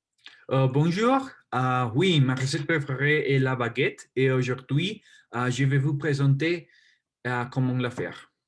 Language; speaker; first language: French; non-native, learner; Spanish